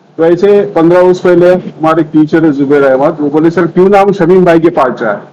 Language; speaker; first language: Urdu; native; Urdu